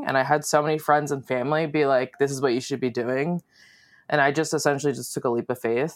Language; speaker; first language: English; native; English